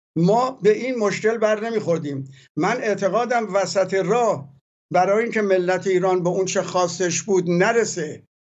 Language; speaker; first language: Persian; native; Persian